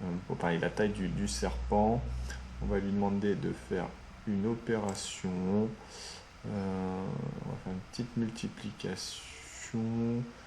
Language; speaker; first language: French; native; French